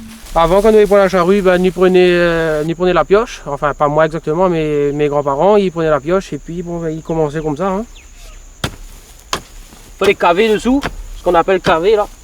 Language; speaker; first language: French; non-native, local second language; Réunion Creole French